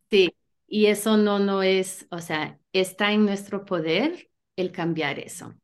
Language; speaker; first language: Spanish; early bilingual, heritage; Spanish